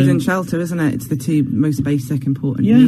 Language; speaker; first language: English; native; English